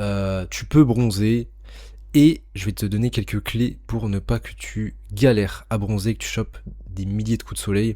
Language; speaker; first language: French; native; French